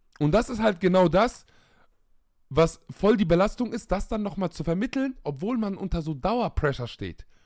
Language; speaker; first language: German; early bilingual, other home language; Arabic